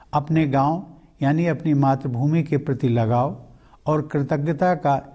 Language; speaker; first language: Hindi; native; Hindi